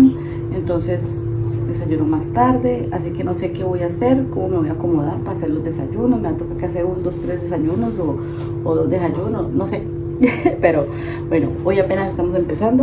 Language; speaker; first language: Spanish; native; Spanish